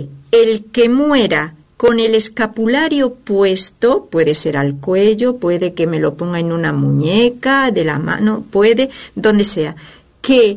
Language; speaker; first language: Spanish; native; Spanish